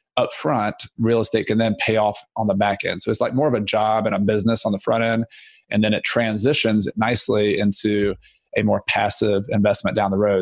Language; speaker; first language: English; native; English